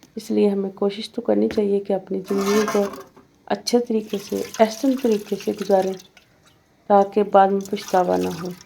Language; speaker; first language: Urdu; native; Urdu